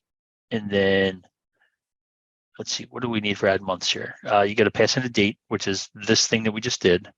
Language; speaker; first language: English; native; English